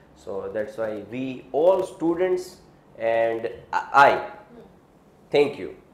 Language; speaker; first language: English; non-native, local second language; Gujarati